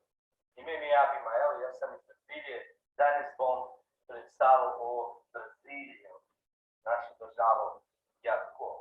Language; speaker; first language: Slovenian; non-native, learner; Portuguese